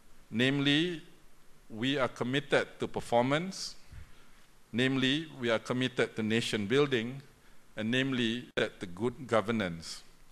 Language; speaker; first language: English; non-native, local second language; Malay